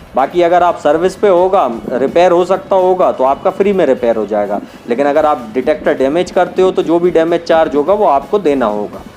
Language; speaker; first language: Hindi; native; Hindi